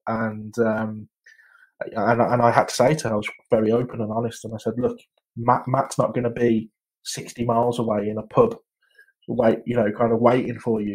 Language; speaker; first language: English; native; English